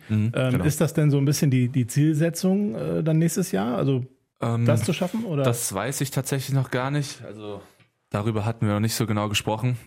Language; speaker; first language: German; native; German